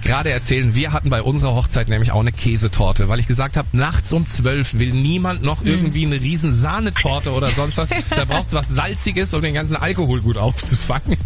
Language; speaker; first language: German; native; German